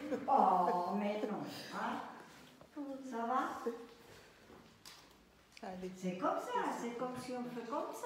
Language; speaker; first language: French; non-native, fluent; German